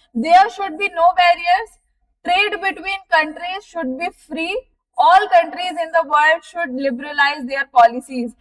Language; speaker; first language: Hindi; native; Hindi